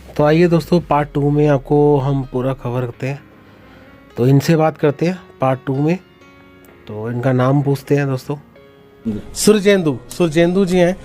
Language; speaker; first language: Hindi; native; Hindi